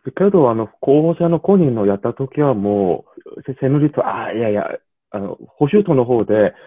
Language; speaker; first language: Japanese; non-native, learner; Korean